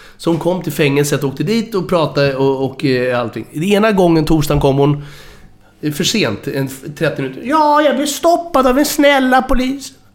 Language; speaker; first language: Swedish; native; Swedish